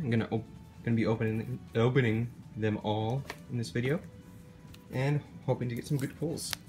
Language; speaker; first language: English; native; English